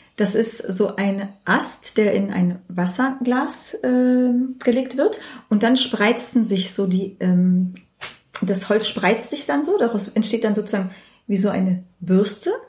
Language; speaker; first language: German; native; German